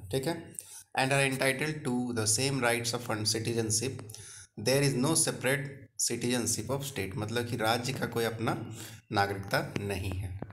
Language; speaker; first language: Hindi; native; Hindi